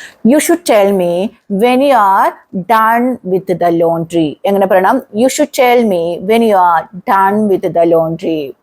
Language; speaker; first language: English; non-native, local second language; Malayalam